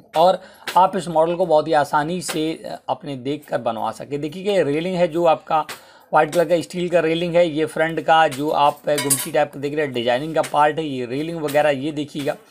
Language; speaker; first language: Hindi; native; Hindi